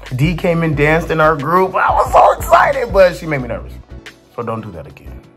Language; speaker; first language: English; native; English